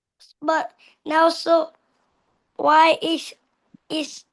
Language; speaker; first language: English; non-native, learner; Vietnamese